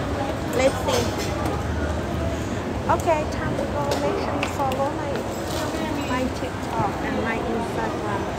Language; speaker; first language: English; non-native, learner; Thai